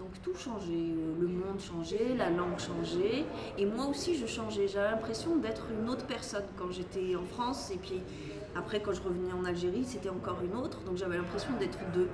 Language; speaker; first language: French; native; French